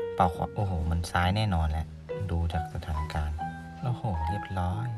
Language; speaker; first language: Thai; non-native, local second language; Northeastern Thai